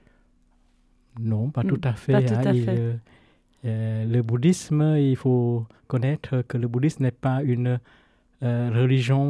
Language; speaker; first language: French; non-native, fluent; Vietnamese